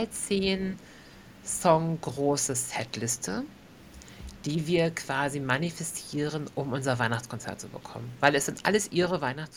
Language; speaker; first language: German; native; German